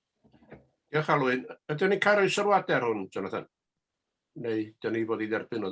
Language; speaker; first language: Welsh; native; Welsh